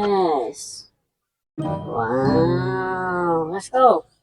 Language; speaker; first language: English; non-native, learner; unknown